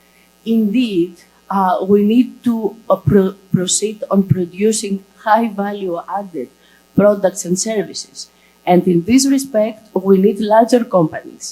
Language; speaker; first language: English; non-native, fluent; Greek